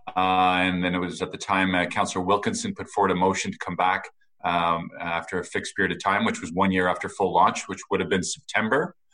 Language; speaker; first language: English; native; English